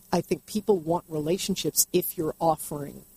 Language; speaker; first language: English; native; English